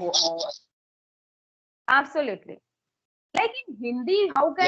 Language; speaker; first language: English; non-native, local second language; Hindi